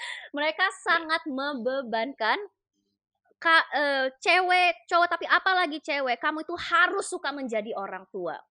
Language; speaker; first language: Indonesian; native; Indonesian